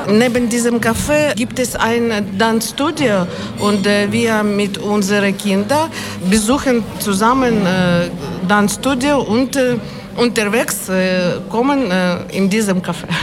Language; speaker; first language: German; non-native, learner; Ukrainian